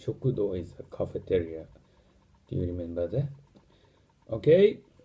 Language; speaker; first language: English; non-native, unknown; Japanese